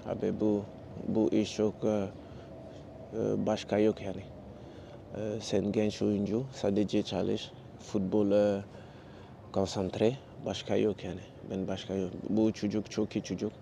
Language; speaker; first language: Turkish; non-native, learner; French